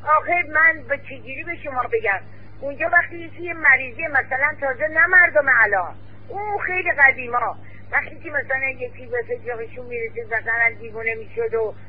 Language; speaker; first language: Persian; native; Persian